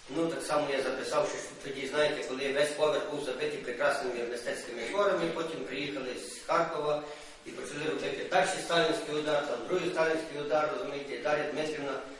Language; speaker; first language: Ukrainian; native; Ukrainian